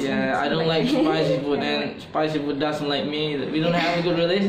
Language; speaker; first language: English; non-native, fluent; Indonesian